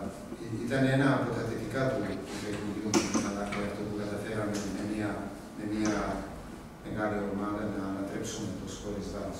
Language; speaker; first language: Greek; non-native, fluent; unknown